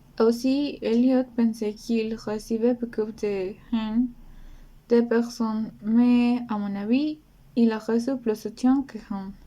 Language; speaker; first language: French; non-native, learner; Spanish